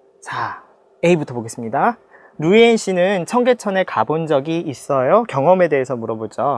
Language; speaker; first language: Korean; native; Korean